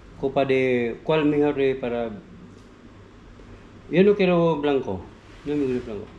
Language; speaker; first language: Spanish; non-native, learner; Filipino